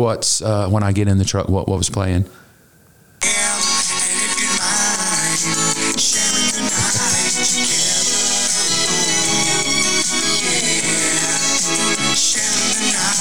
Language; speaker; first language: English; native; English